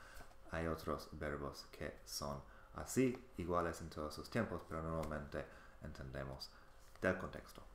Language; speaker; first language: Spanish; non-native, fluent; English